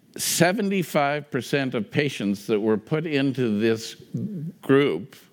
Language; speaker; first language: English; native; English